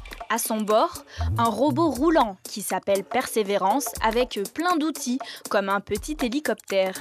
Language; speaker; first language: French; native; French